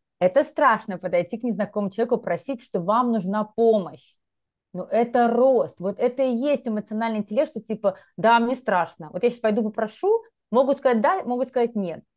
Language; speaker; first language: Russian; native; Russian